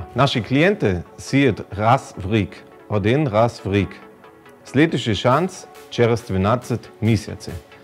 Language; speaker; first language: Ukrainian; non-native, fluent; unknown